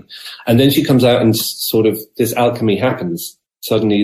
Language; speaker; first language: English; native; English